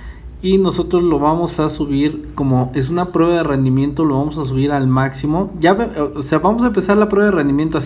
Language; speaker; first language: Spanish; native; Spanish